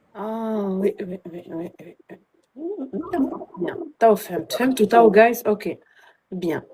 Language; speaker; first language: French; non-native, learner; Arabic